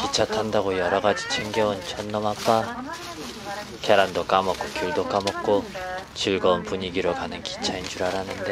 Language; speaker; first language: Korean; native; Korean